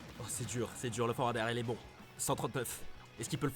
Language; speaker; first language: French; native; French